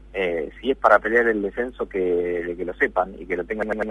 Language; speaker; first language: Spanish; native; Spanish